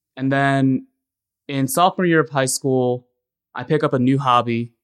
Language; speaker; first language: English; native; English